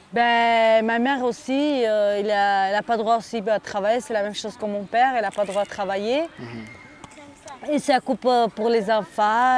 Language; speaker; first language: French; non-native, learner; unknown